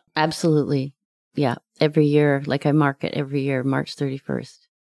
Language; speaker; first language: English; native; English